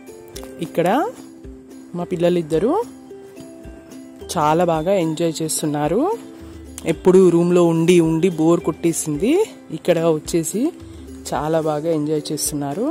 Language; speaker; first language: Telugu; native; Telugu